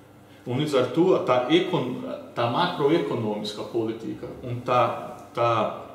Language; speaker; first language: Latvian; early bilingual, heritage; Latvian